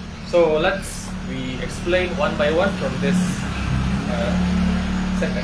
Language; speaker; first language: English; non-native, learner; Indonesian